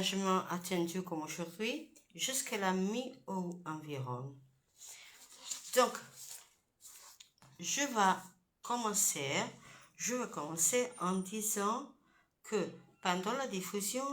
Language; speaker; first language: French; non-native, fluent; Italian